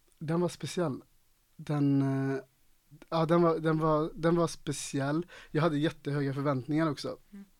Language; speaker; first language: Swedish; native; Swedish